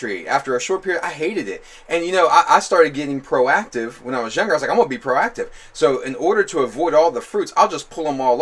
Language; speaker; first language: English; native; English